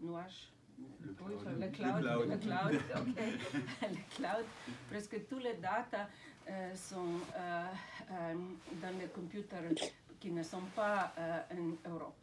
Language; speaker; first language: French; non-native, fluent; Slovenian